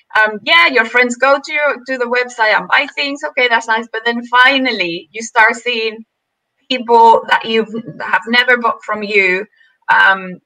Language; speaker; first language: English; non-native, fluent; Spanish